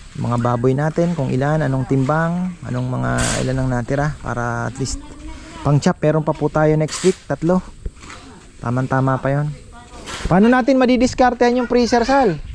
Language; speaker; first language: Filipino; non-native, local second language; Bikol